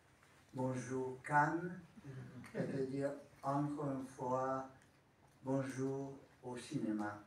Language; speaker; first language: French; non-native, fluent; Hungarian